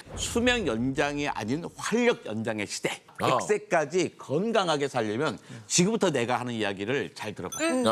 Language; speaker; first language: Korean; native; Korean